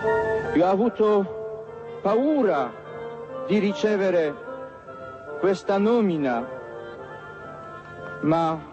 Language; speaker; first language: Italian; non-native, fluent; Polish